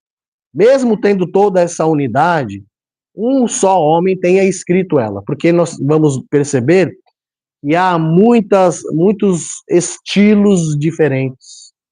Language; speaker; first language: Portuguese; native; Portuguese